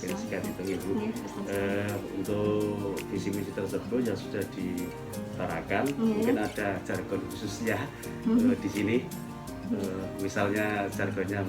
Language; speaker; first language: Indonesian; native; Indonesian